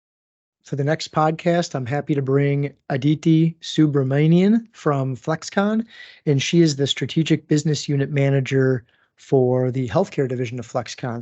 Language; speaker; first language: English; native; English